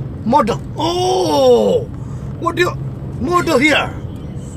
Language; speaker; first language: English; non-native, learner; Indonesian